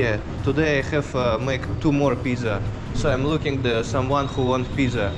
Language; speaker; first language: English; non-native, learner; Russian